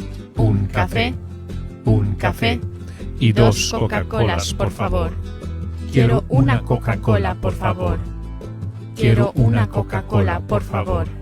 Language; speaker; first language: Spanish; non-native, fluent; English